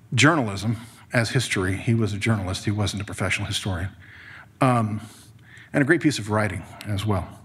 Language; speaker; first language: English; native; English